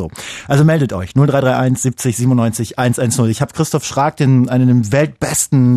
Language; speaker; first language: German; native; German